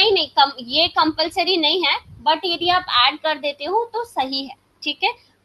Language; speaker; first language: Hindi; native; Hindi